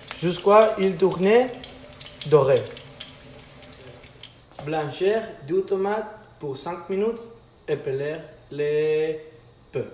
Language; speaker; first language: French; non-native, learner; Spanish